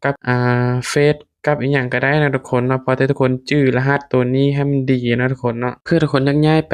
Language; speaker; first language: Thai; non-native, local second language; Northeastern Thai